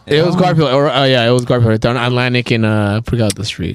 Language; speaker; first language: English; native; English